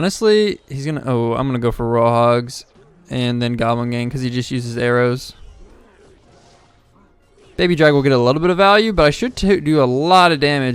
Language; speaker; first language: English; native; English